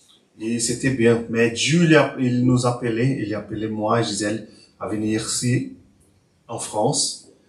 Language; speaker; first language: French; non-native, learner; Portuguese